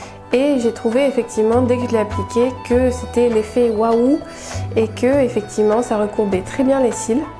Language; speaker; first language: French; native; French